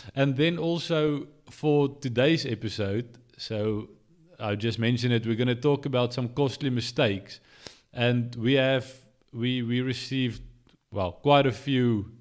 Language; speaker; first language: English; non-native, local second language; Afrikaans